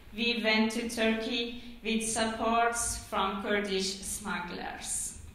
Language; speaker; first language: English; non-native, fluent; Persian